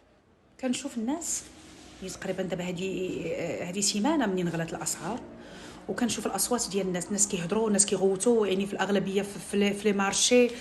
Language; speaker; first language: Arabic; native; Arabic